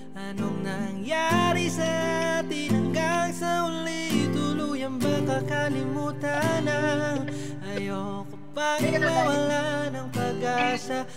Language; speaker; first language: Filipino; native; Filipino